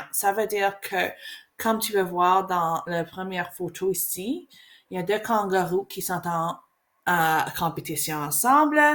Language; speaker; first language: French; non-native, learner; English